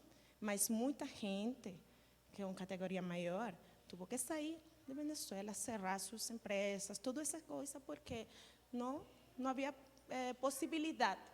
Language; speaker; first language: Portuguese; non-native, learner; Spanish